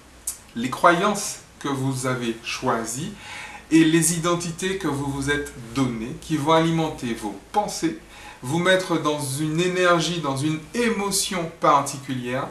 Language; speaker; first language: French; native; French